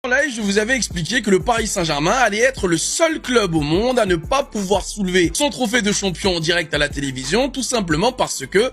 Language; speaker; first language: French; native; French